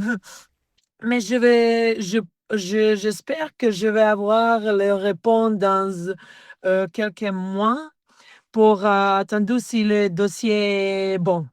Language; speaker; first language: French; non-native, learner; Serbian